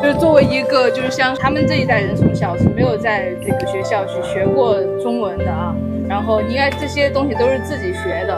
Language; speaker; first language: Chinese; native; Chinese